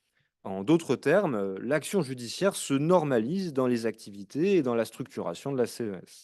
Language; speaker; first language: French; native; French